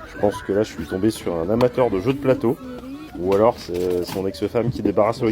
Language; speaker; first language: French; native; French